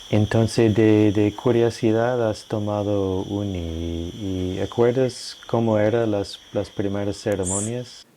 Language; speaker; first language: Spanish; non-native, fluent; English